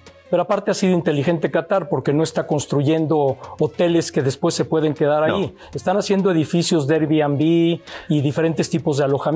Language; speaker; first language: Spanish; native; Spanish